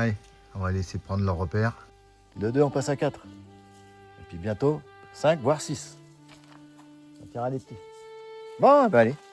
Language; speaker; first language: French; native; French